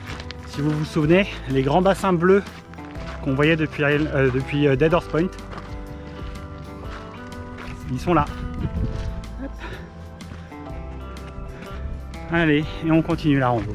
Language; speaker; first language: French; native; French